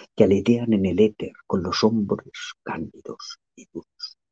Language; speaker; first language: Spanish; non-native, local second language; Catalan